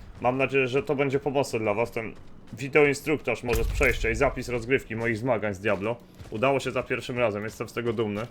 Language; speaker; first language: Polish; native; Polish